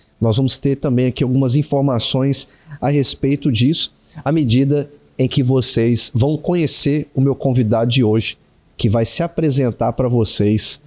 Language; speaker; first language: Portuguese; native; Portuguese